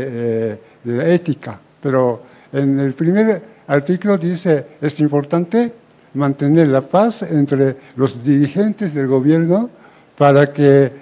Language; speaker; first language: Spanish; non-native, fluent; Japanese